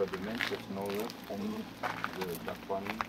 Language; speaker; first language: Dutch; non-native, learner; French